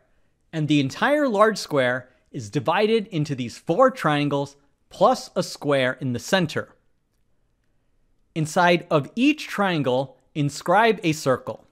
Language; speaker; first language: English; native; English